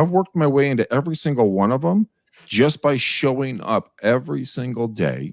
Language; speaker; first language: English; native; English